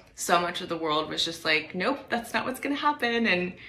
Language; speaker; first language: English; native; English